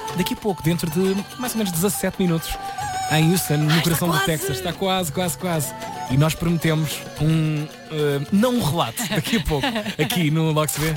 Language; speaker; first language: Portuguese; native; Portuguese